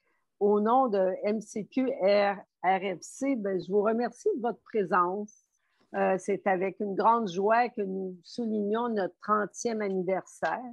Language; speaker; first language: French; native; French